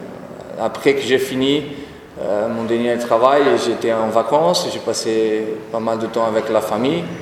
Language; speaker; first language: French; non-native, fluent; Portuguese